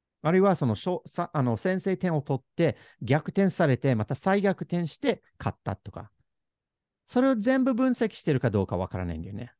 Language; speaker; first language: Japanese; non-native, fluent; English